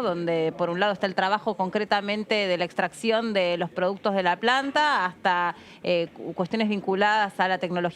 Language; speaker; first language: Spanish; native; Spanish